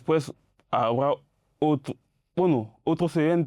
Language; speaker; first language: Spanish; non-native, fluent; French